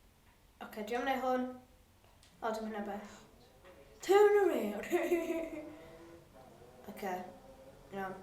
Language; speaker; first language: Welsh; non-native, local second language; English